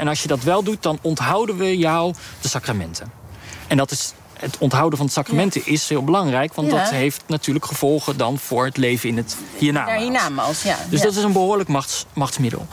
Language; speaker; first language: Dutch; native; Dutch